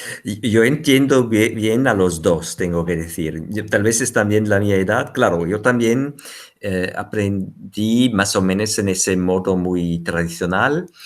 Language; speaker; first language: Spanish; non-native, fluent; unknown